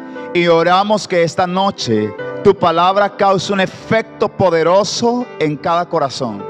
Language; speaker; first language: Spanish; native; Spanish